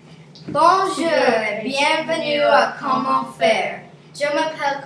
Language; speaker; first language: French; non-native, learner; English